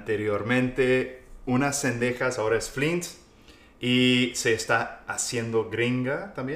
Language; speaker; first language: Spanish; non-native, fluent; English